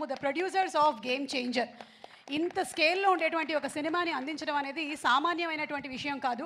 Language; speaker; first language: Telugu; native; Telugu